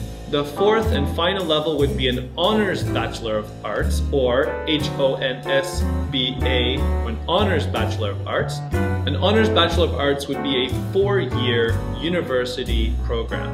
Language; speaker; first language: English; native; English